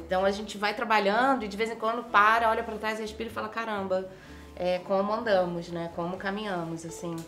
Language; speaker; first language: Portuguese; native; Portuguese